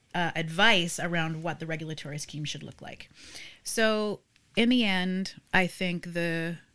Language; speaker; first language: English; native; English